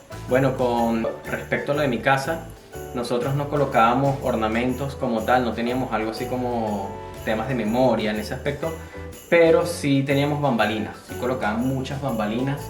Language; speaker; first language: Spanish; native; Spanish